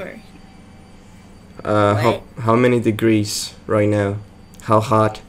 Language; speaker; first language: English; non-native, learner; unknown